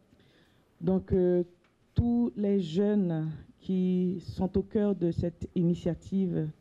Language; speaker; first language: French; non-native, local second language; Haitian Creole